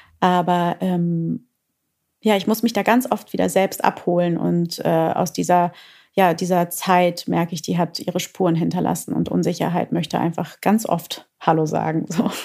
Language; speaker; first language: German; early bilingual, other home language; Portuguese